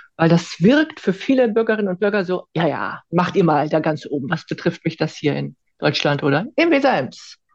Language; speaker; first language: German; early bilingual, other home language; Icelandic